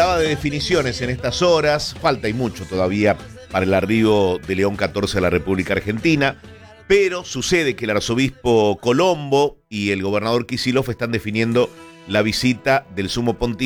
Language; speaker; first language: Spanish; native; Spanish